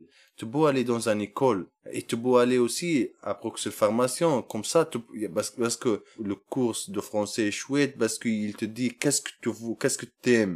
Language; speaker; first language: French; non-native, learner; Arabic